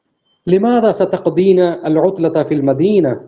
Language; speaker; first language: Arabic; non-native, fluent; Urdu